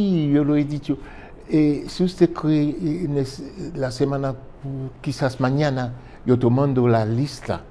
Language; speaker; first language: Spanish; non-native, fluent; French